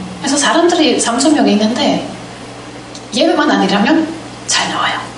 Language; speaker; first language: Korean; non-native, fluent; German